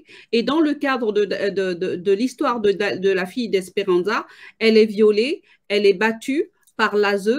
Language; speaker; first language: French; native; French